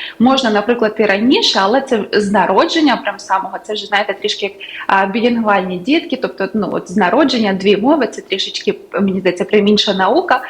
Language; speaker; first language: Ukrainian; native; Ukrainian